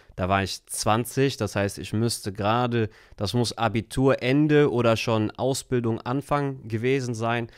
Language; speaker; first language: German; early bilingual, other home language; Turkish